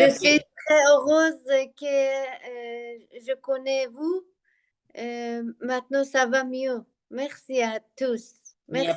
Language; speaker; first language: French; non-native, learner; Persian